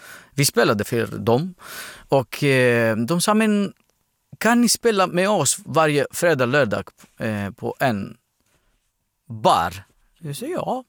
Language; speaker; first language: Swedish; non-native, learner; Greek